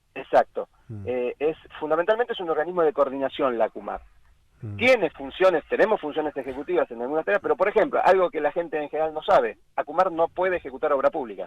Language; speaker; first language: Spanish; native; Spanish